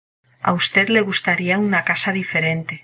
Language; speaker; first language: Spanish; non-native, learner; English